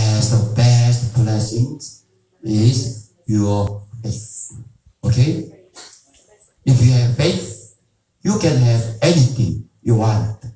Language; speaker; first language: English; non-native, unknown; Korean